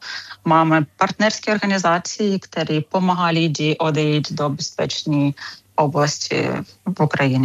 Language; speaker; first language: Czech; non-native, fluent; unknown